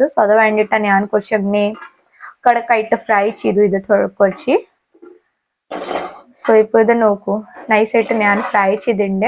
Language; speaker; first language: Malayalam; non-native, fluent; Hindi